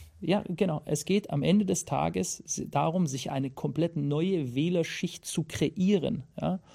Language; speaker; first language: German; native; German